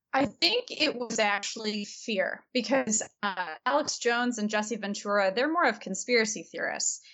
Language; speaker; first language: English; native; English